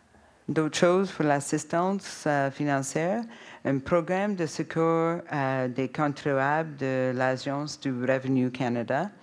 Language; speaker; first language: French; non-native, learner; English